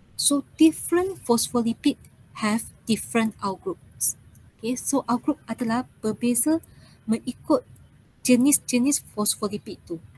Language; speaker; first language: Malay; non-native, local second language; Chinese